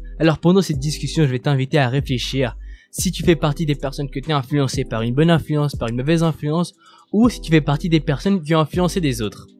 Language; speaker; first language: French; non-native, fluent; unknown